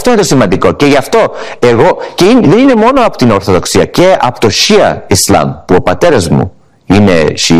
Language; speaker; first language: Greek; early bilingual, heritage; English